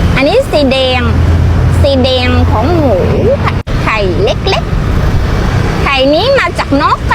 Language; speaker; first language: Thai; non-native, learner; Vietnamese